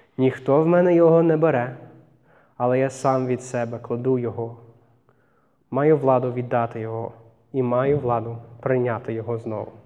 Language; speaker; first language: Ukrainian; non-native, fluent; English